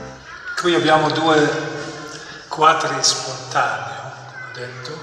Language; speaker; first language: Italian; non-native, fluent; German